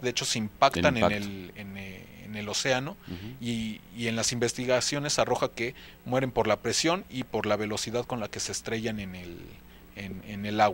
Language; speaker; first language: Spanish; native; Spanish